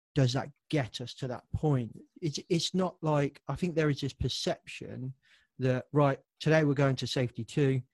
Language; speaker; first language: English; native; English